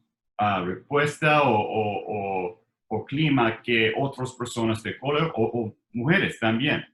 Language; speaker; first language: Spanish; non-native, learner; English